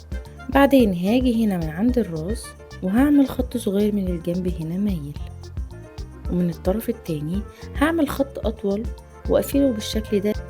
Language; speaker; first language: Arabic; native; Arabic